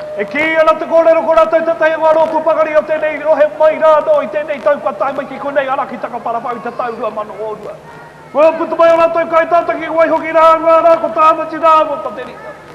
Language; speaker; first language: Māori; native; Māori